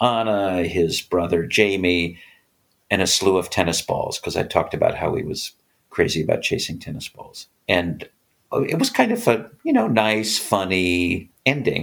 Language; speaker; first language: English; native; English